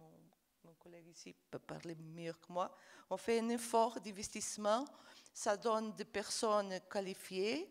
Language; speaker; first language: French; non-native, fluent; Portuguese